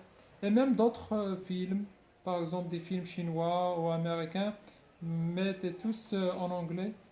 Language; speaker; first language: French; non-native, local second language; Arabic